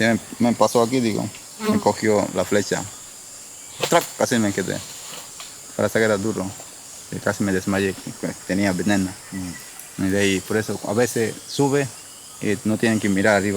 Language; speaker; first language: Spanish; non-native, local second language; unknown